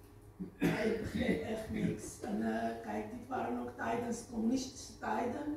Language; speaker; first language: Dutch; non-native, fluent; Armenian